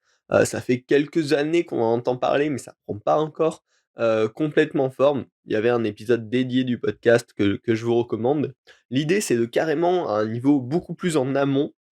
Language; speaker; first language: French; native; French